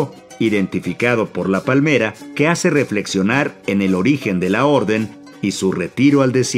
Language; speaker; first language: Spanish; native; Spanish